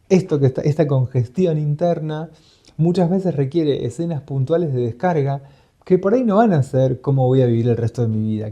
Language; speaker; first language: Spanish; native; Spanish